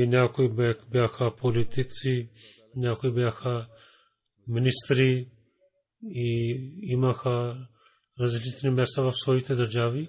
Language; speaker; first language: Bulgarian; non-native, learner; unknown